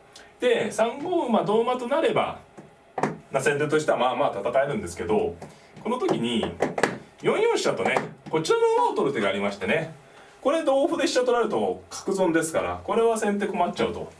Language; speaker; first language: Japanese; native; Japanese